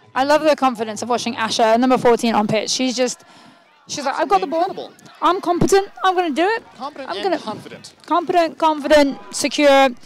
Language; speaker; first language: English; native; English